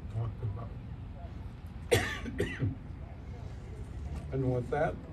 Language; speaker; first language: English; native; English